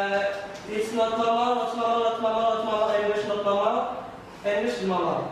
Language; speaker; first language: English; non-native, learner; Indonesian